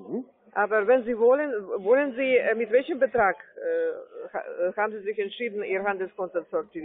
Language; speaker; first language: German; non-native, fluent; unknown